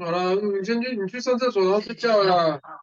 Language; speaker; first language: Chinese; early bilingual, heritage; Chinese